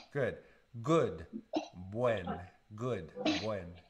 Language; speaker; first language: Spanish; non-native, learner; English